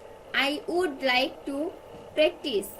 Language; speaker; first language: English; non-native, fluent; Bangla